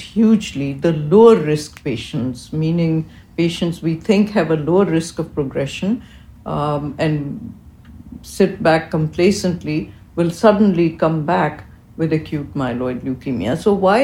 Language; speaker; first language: English; non-native, local second language; Urdu